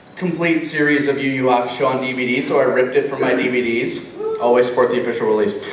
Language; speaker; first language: English; native; English